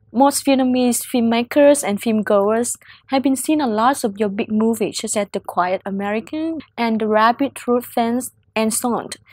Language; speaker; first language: English; non-native, learner; Vietnamese